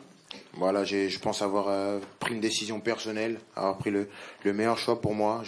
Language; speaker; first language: French; native; French